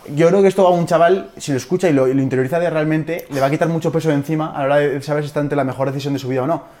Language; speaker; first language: Spanish; native; Spanish